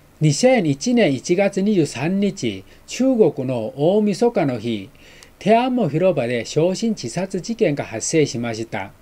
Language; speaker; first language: Japanese; non-native, fluent; Chinese